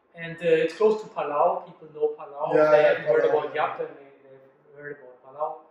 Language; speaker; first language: English; non-native, fluent; German